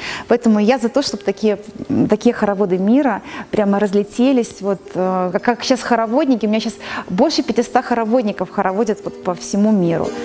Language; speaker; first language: Russian; native; Russian